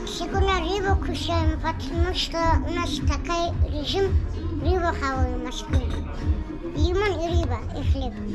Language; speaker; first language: Russian; non-native, local second language; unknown